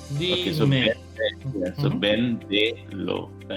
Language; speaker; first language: Spanish; non-native, learner; English